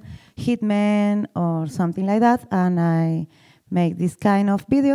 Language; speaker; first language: English; non-native, learner; Spanish